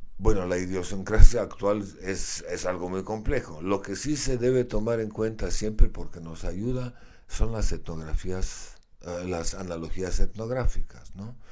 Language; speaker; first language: Spanish; non-native, fluent; Slovenian